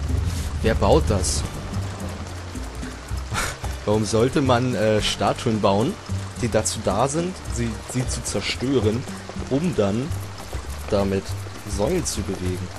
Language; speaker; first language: German; native; German